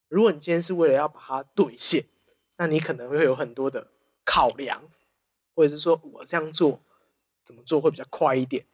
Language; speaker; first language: Chinese; native; Chinese